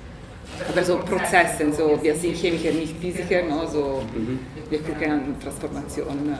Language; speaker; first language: German; non-native, learner; Italian